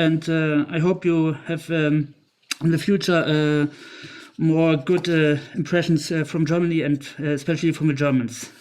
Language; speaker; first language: English; non-native, fluent; German